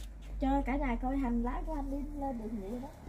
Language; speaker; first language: Vietnamese; native; Vietnamese